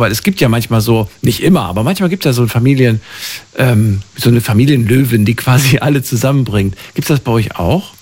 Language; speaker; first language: German; native; German